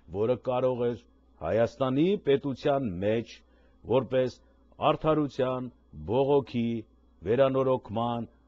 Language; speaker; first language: Armenian; native; Armenian